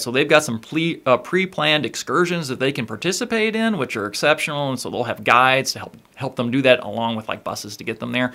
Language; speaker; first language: English; native; English